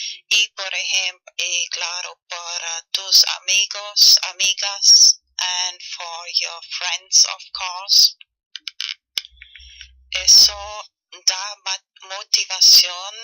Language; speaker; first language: Spanish; non-native, learner; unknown